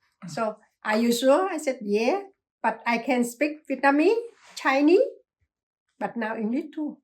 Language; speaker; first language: English; non-native, learner; Chinese